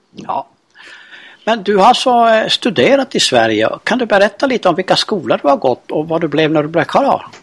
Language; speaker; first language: Swedish; native; Swedish